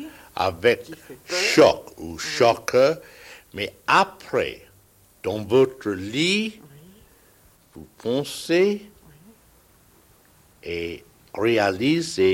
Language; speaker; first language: French; non-native, learner; English